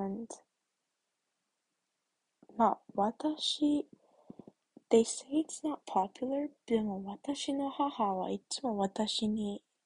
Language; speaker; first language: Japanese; early bilingual, heritage; English